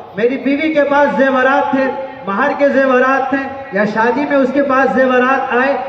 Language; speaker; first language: Urdu; native; Urdu